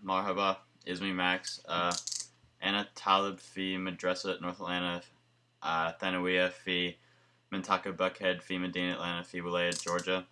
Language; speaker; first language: Arabic; non-native, learner; English